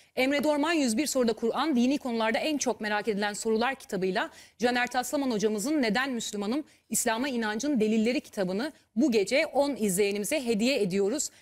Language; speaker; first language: Turkish; native; Turkish